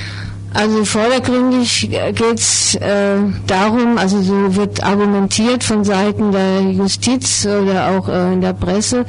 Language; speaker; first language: German; native; German